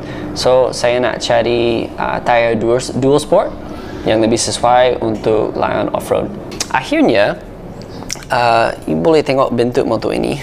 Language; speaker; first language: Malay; non-native, fluent; English